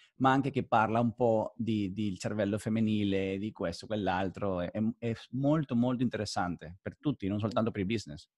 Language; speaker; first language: Italian; non-native, fluent; Spanish